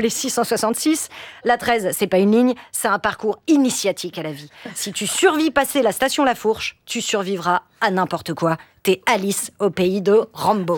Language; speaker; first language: French; native; French